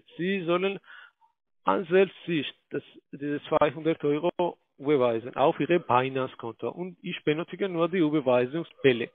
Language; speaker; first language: German; non-native, fluent; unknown